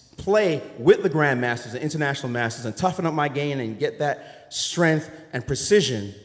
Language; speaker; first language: English; native; English